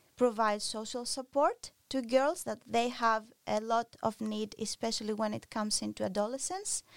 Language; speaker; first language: English; non-native, fluent; Greek